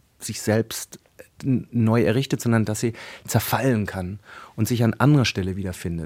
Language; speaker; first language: German; native; German